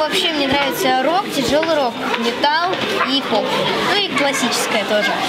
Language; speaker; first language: Russian; native; Russian